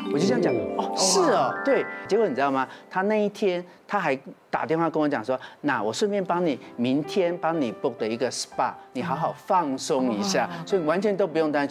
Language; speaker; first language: Chinese; native; Chinese